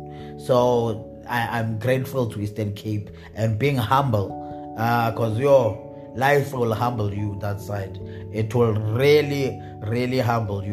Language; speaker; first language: English; non-native, local second language; Xhosa